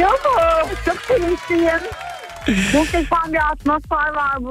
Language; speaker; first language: Turkish; early bilingual, other home language; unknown